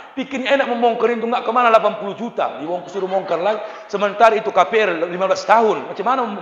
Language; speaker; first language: Malay; non-native, local second language; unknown